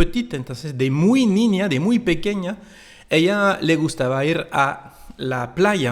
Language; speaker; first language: Spanish; non-native, fluent; French